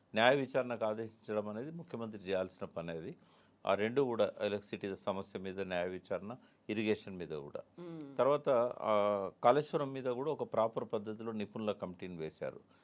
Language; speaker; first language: Telugu; native; Telugu